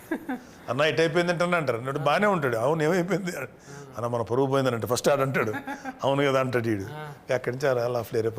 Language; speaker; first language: Telugu; native; Telugu